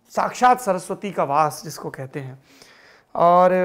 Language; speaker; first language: Hindi; native; Hindi